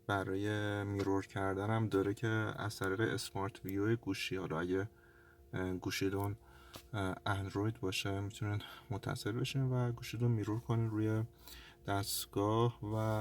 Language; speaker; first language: Persian; native; Persian